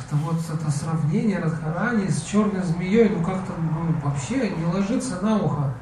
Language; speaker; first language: Russian; native; Russian